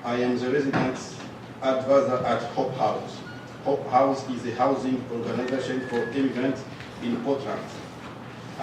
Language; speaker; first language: English; non-native, learner; Rundi